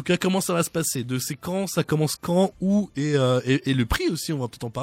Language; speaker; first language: French; native; French